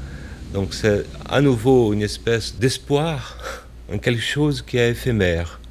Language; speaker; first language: French; non-native, fluent; Portuguese